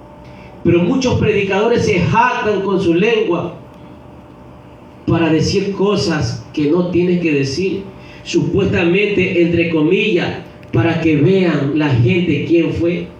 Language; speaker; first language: Spanish; native; Spanish